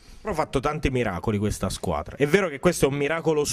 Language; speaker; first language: Italian; native; Italian